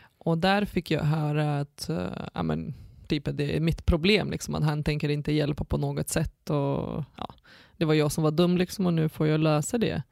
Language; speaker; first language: Swedish; non-native, fluent; Lithuanian